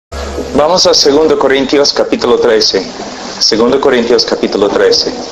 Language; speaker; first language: Spanish; non-native, fluent; English